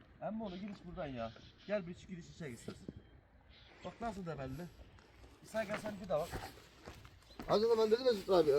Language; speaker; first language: Turkish; native; Turkish